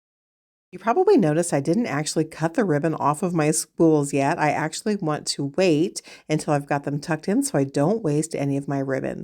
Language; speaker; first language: English; native; English